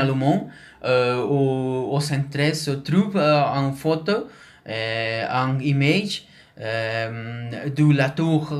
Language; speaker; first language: French; non-native, learner; Spanish